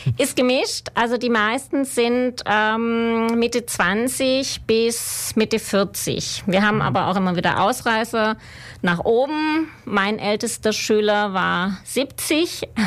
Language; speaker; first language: German; native; German